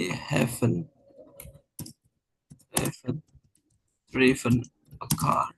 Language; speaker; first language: English; non-native, fluent; Indonesian